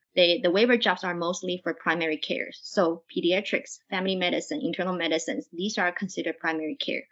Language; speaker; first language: English; non-native, fluent; Chinese